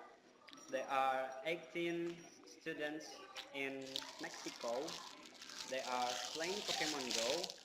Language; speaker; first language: English; non-native, learner; Indonesian